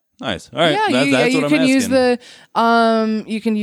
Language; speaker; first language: English; native; English